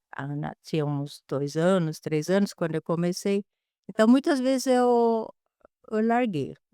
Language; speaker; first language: Portuguese; non-native, fluent; German